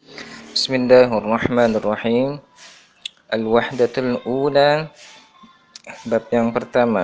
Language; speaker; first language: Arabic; non-native, fluent; Indonesian